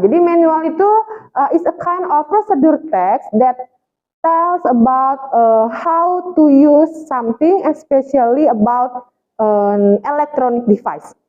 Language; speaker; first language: English; non-native, fluent; Indonesian